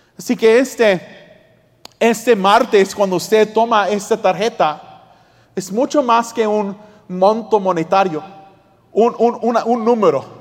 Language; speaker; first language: Spanish; early bilingual, heritage; Spanish